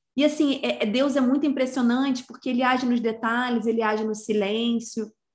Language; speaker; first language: Portuguese; native; Portuguese